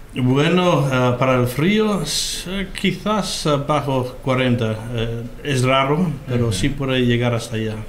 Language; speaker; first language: Spanish; non-native, fluent; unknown